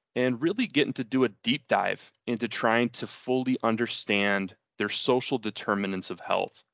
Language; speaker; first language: English; early bilingual, other home language; Spanish